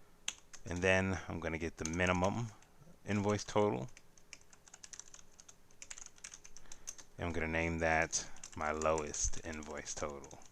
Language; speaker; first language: English; native; English